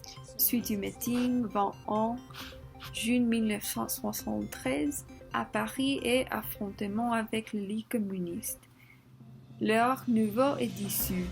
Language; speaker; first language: French; non-native, learner; Spanish